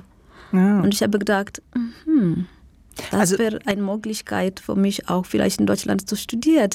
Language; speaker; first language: German; non-native, learner; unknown